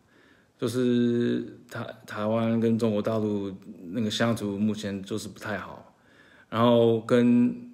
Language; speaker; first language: Chinese; early bilingual, heritage; Chinese